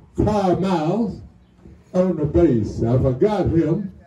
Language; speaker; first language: English; native; English